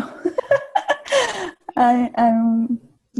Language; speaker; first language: English; non-native, learner; Spanish